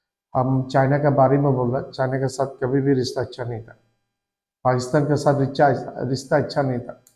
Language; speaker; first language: Hindi; non-native, learner; Bangla